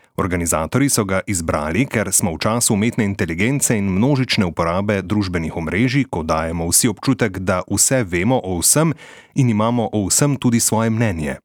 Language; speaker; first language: Slovenian; native; Slovenian